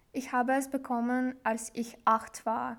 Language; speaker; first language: German; non-native, learner; Ukrainian